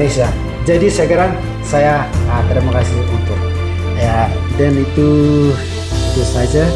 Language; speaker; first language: Indonesian; non-native, learner; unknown